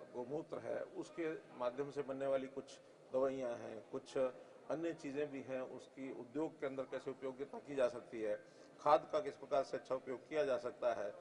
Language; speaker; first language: Hindi; native; Hindi